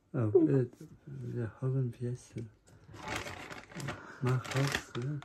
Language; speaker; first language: German; non-native, learner; Somali